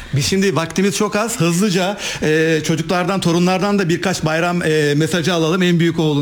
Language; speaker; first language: Turkish; native; Turkish